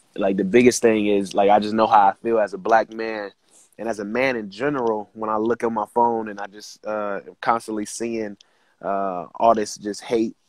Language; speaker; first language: English; native; English